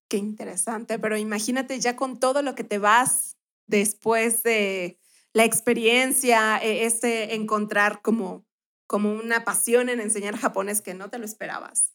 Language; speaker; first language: Spanish; native; Spanish